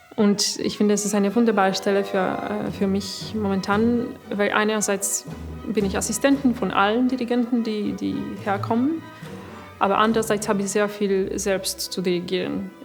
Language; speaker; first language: German; non-native, fluent; Polish